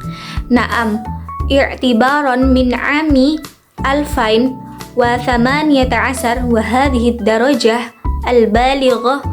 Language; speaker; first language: Arabic; non-native, learner; Indonesian